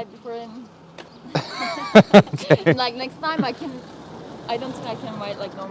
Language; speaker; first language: English; non-native, learner; Korean